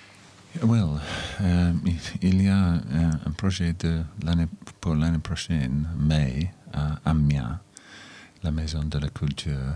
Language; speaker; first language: French; non-native, fluent; English